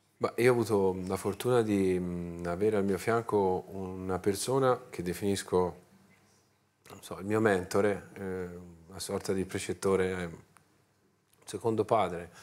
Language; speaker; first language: Italian; native; Italian